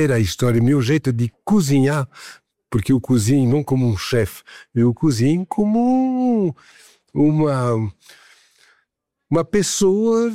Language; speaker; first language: Portuguese; non-native, fluent; French